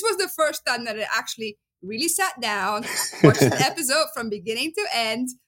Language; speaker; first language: English; non-native, fluent; Dutch